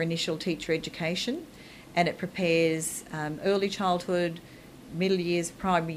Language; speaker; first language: English; native; English